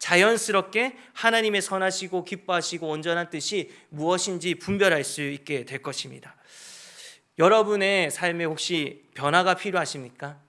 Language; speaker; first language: Korean; native; Korean